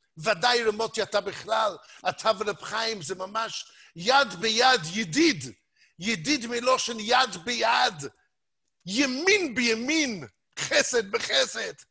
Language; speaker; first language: Hebrew; non-native, fluent; English